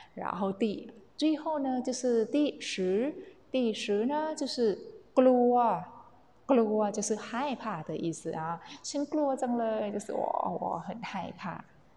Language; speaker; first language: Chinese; non-native, fluent; Thai